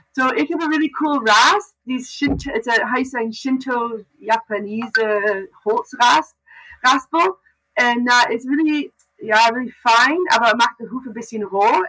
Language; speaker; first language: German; non-native, learner; English